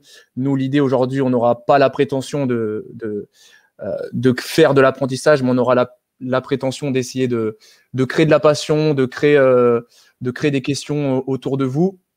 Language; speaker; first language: French; native; French